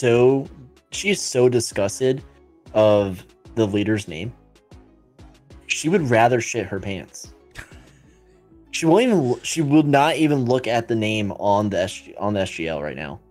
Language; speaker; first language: English; native; English